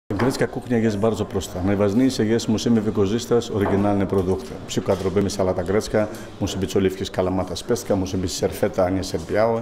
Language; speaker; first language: Polish; non-native, fluent; Greek